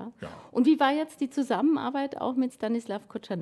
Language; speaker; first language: German; native; German